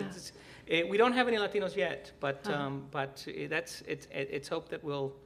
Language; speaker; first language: English; early bilingual, other home language; Spanish